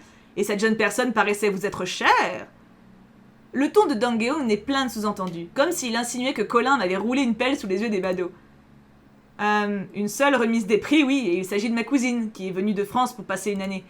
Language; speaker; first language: French; native; French